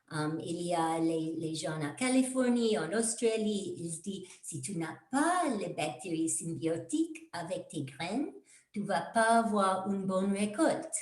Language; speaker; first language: French; non-native, fluent; English